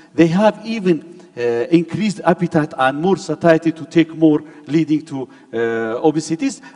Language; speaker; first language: English; non-native, fluent; Arabic